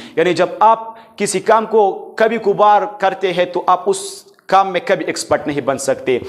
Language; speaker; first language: Urdu; non-native, local second language; Pashto